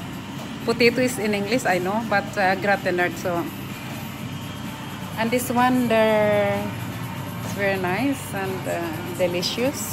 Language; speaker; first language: English; non-native, learner; Filipino